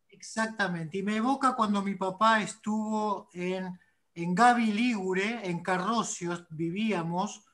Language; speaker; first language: Spanish; native; Spanish